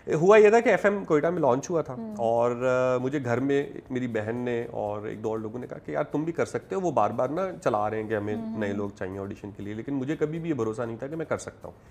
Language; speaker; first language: Urdu; non-native, local second language; Punjabi